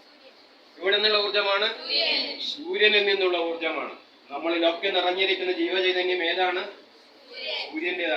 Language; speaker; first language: Malayalam; native; Malayalam